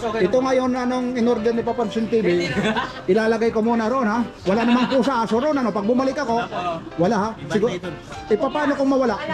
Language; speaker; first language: Filipino; non-native, local second language; Waray